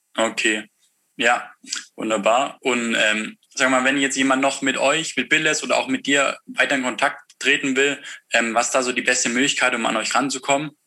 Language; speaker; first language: German; native; German